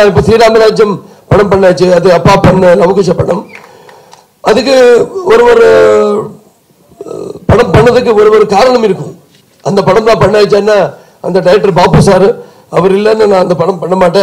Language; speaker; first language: Tamil; non-native, local second language; Telugu